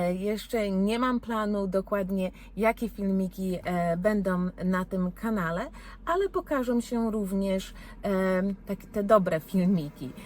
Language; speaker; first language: Polish; early bilingual, heritage; Polish